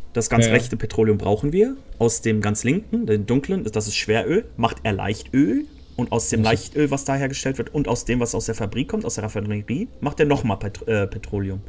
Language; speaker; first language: German; native; German